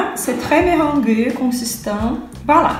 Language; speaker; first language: French; non-native, fluent; Portuguese